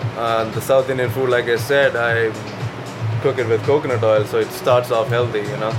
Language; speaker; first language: English; non-native, local second language; Malayalam